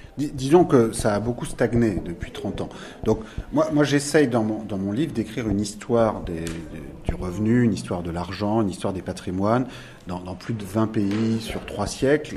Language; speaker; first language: French; native; French